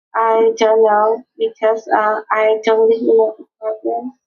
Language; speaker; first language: English; non-native, learner; Vietnamese